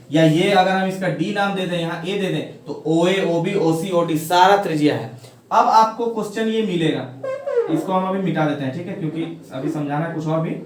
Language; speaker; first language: Hindi; native; Hindi